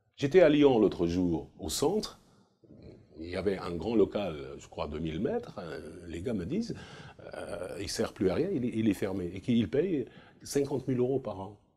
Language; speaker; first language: French; non-native, local second language; Arabic